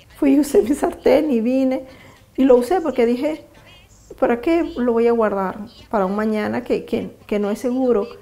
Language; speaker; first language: Spanish; native; Spanish